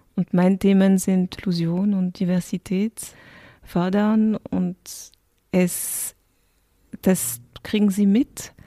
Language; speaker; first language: German; non-native, fluent; French